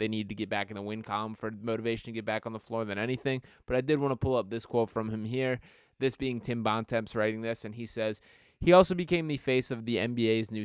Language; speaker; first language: English; native; English